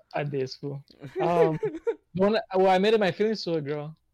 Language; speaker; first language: English; native; English